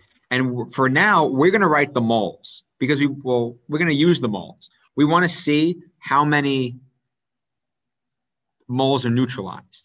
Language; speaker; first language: English; native; English